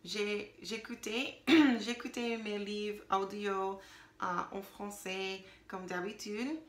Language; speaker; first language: French; non-native, learner; English